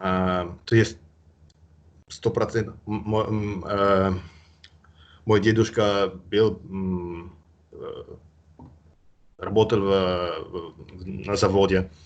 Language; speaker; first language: Russian; non-native, fluent; Italian